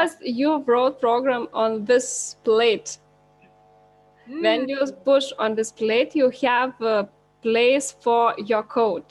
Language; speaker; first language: English; non-native, learner; Lithuanian